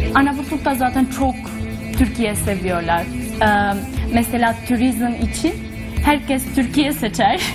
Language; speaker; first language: Turkish; non-native, learner; Albanian